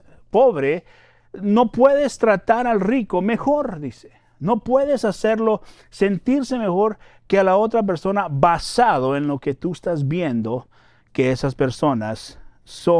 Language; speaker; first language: Spanish; native; Spanish